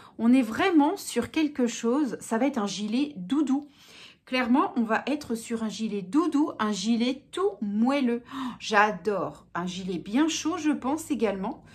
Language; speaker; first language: French; native; French